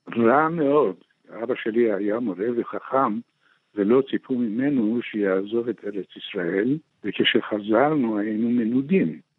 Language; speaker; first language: Hebrew; non-native, fluent; Persian